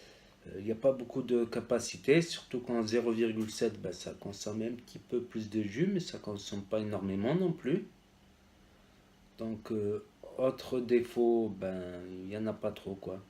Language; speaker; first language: French; native; French